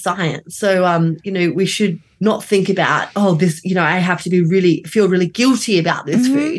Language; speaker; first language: English; native; English